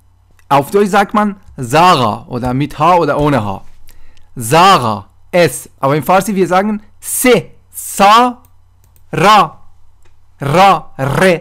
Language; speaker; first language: German; non-native, fluent; Persian